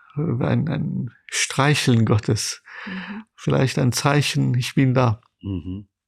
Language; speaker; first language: German; non-native, fluent; Persian